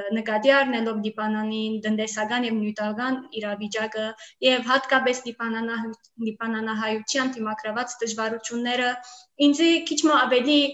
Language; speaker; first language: Armenian; early bilingual, heritage; Armenian